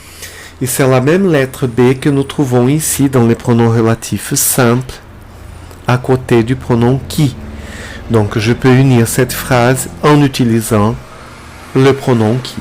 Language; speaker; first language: French; non-native, fluent; Portuguese